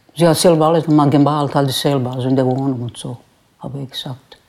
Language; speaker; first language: German; non-native, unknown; Croatian